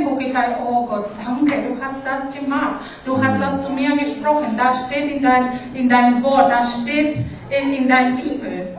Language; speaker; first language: German; non-native, fluent; Spanish